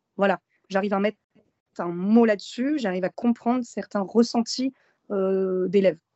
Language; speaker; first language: French; early bilingual, other home language; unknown